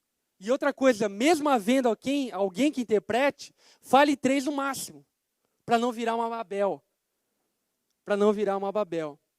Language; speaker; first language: Portuguese; native; Portuguese